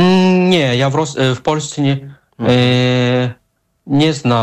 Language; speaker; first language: Polish; non-native, fluent; Russian